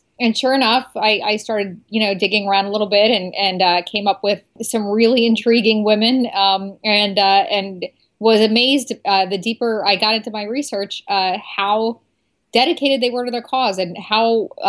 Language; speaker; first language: English; native; English